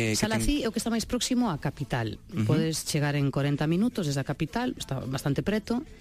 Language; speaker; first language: Galician; non-native, local second language; Spanish